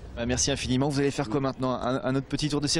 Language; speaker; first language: French; native; French